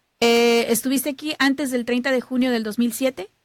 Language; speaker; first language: Spanish; native; Spanish